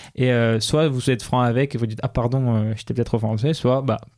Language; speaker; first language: French; native; French